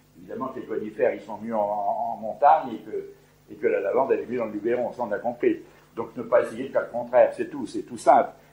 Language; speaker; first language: French; native; French